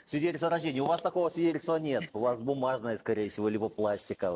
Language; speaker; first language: Russian; native; Russian